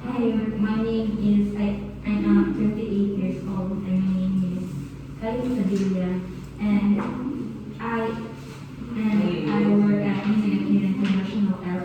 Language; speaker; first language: English; non-native, learner; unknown